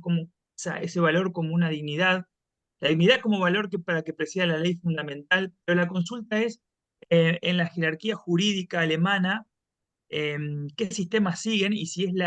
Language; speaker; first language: Spanish; native; Spanish